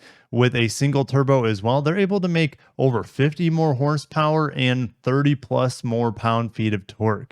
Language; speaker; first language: English; native; English